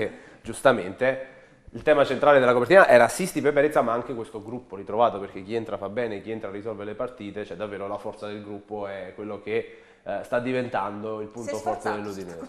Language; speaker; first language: Italian; native; Italian